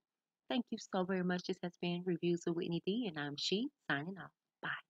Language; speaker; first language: English; native; English